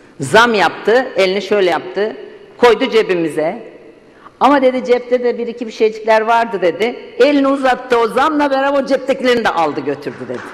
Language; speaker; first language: Turkish; native; Turkish